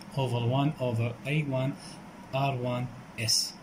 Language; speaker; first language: English; non-native, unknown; Arabic